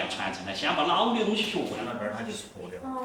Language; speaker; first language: Chinese; native; Chinese